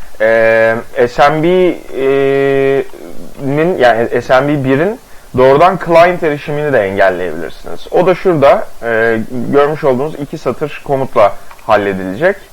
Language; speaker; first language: Turkish; native; Turkish